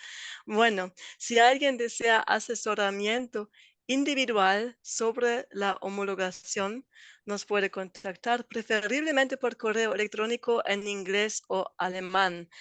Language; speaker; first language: Spanish; non-native, fluent; German